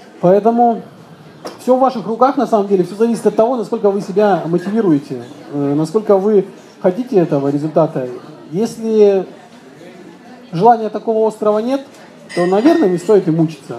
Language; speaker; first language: Russian; native; Russian